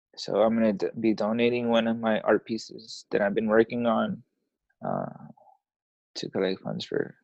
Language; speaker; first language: English; early bilingual, other home language; Spanish